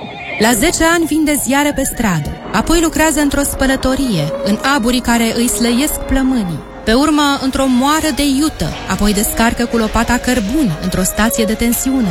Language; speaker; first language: Romanian; native; Romanian